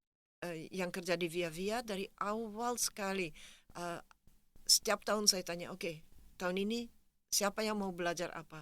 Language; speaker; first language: Indonesian; non-native, fluent; Dutch